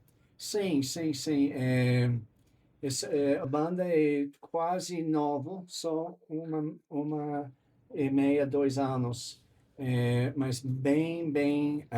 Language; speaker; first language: Portuguese; non-native, learner; English